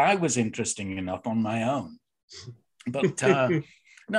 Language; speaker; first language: English; native; English